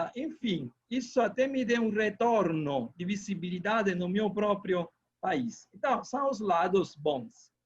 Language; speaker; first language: Portuguese; non-native, fluent; Italian